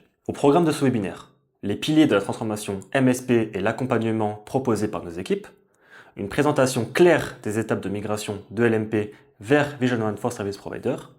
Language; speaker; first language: French; native; French